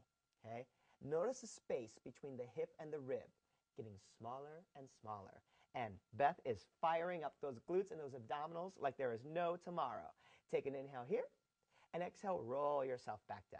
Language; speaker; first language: English; native; English